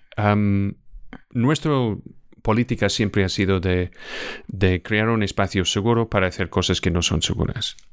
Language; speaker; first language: Spanish; non-native, fluent; English